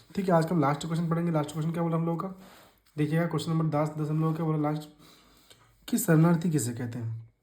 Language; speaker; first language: Hindi; native; Hindi